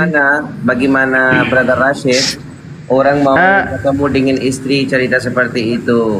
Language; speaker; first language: Indonesian; non-native, learner; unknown